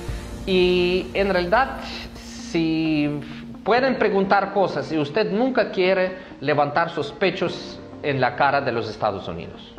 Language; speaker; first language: Spanish; non-native, fluent; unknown